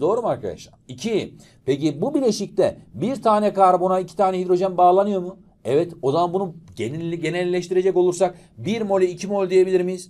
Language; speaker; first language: Turkish; native; Turkish